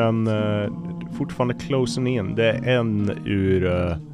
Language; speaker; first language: Swedish; native; Swedish